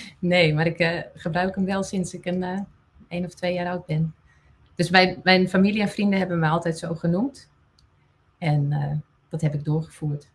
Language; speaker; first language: Dutch; non-native, local second language; Western Frisian